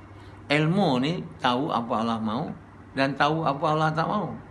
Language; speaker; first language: Malay; native; Malay